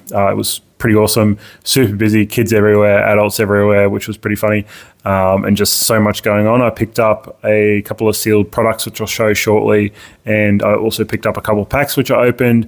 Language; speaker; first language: English; native; English